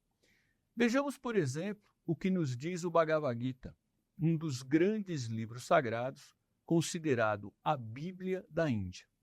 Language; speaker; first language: Portuguese; native; Portuguese